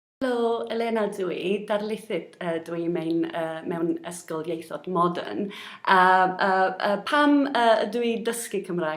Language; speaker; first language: Welsh; non-native, learner; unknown